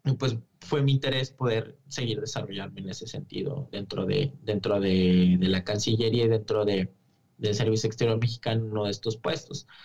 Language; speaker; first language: Spanish; native; Spanish